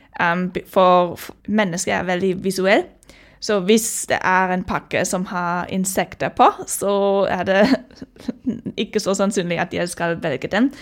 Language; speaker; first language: Norwegian; non-native, fluent; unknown